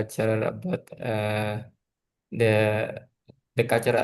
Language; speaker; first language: English; non-native, learner; Indonesian